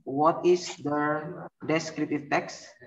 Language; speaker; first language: English; non-native, learner; Indonesian